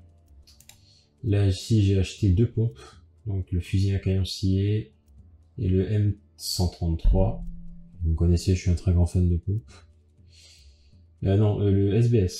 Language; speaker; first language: French; native; French